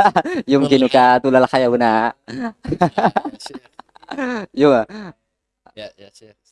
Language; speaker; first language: Arabic; non-native, learner; Indonesian